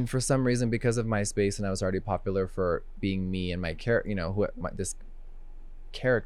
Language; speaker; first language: English; native; English